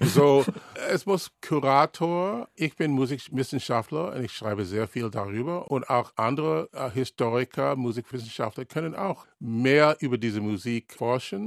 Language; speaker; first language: German; non-native, learner; English